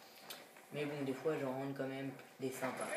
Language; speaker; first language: French; native; French